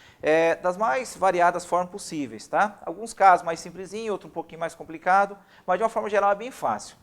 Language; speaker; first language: Portuguese; native; Portuguese